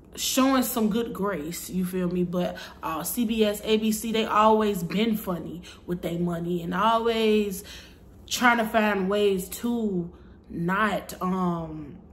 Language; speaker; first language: English; native; English